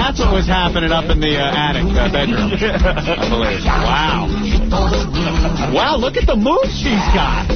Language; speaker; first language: English; native; English